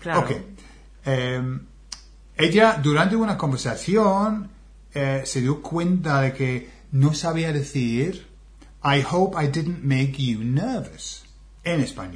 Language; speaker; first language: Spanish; non-native, fluent; English